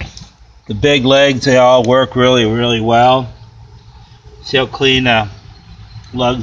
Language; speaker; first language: English; native; English